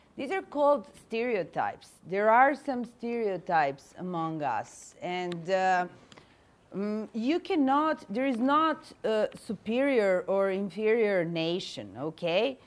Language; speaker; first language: English; non-native, fluent; Serbian